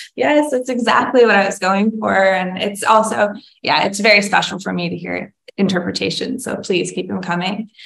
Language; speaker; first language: English; native; English